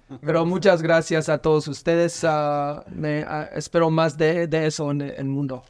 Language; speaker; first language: Spanish; non-native, learner; English